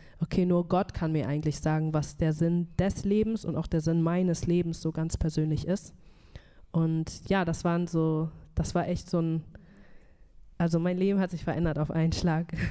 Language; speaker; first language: German; native; German